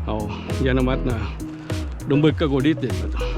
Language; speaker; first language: Swedish; non-native, fluent; Vietnamese